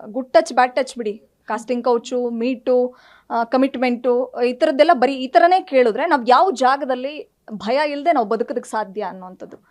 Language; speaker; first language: Kannada; native; Kannada